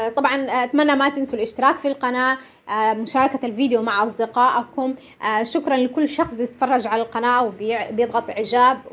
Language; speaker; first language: Arabic; non-native, local second language; Somali